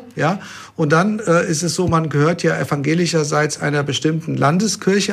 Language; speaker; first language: German; native; German